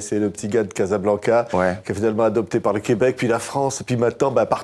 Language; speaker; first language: French; native; French